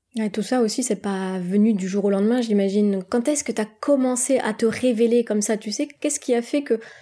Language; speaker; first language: French; native; French